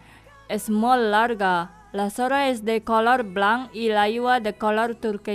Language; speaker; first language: Catalan; non-native, learner; Indonesian